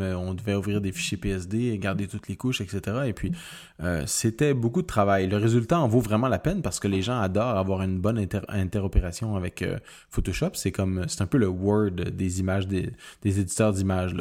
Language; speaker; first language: French; native; French